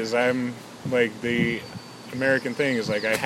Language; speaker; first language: English; native; English